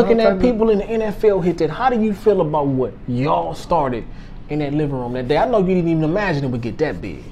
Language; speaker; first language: English; native; English